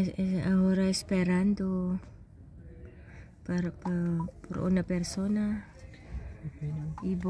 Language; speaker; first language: Spanish; non-native, learner; Filipino